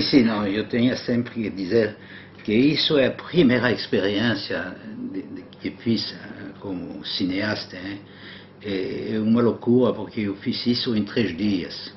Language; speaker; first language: Portuguese; non-native, learner; French